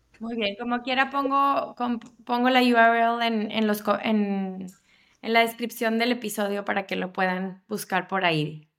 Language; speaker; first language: Spanish; native; Spanish